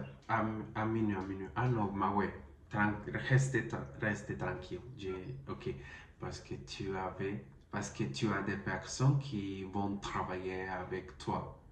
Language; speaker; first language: French; non-native, learner; Spanish